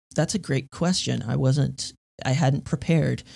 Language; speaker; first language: English; native; English